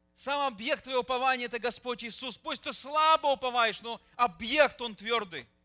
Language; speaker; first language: Russian; native; Russian